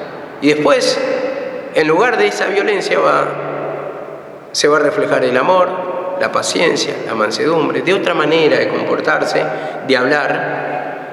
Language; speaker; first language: Spanish; native; Spanish